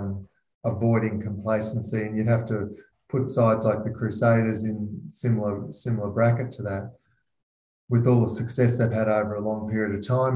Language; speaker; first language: English; native; English